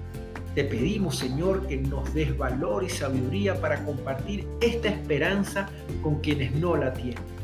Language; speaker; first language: Spanish; native; Spanish